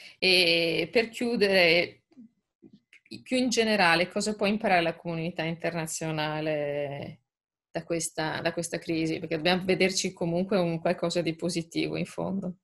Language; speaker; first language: Italian; native; Italian